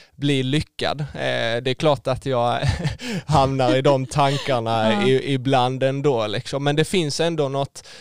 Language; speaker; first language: Swedish; native; Swedish